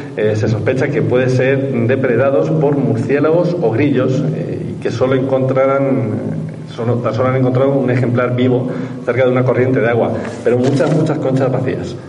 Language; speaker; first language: Spanish; native; Spanish